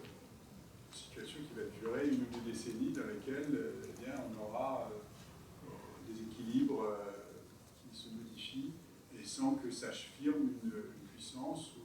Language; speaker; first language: French; native; French